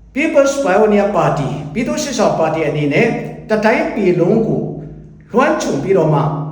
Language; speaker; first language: Burmese; non-native, local second language; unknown